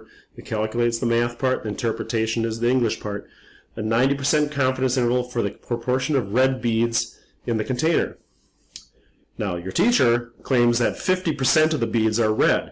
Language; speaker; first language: English; native; English